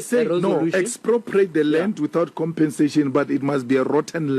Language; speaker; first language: English; non-native, local second language; Northern Sotho